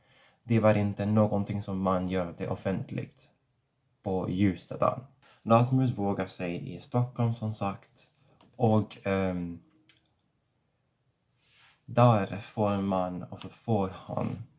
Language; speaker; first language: Swedish; non-native, fluent; Catalan